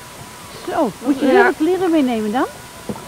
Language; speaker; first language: Dutch; native; Dutch